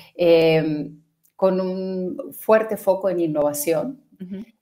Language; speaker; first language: Spanish; native; Spanish